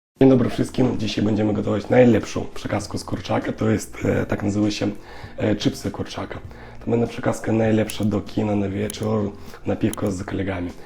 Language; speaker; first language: Polish; non-native, learner; Russian